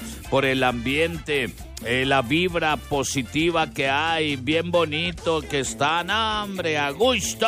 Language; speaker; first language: Spanish; native; Spanish